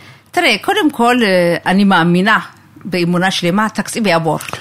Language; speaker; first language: Hebrew; non-native, fluent; Amharic